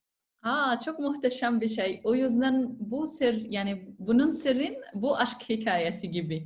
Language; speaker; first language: Turkish; non-native, learner; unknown